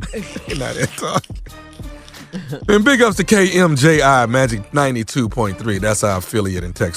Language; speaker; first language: English; native; English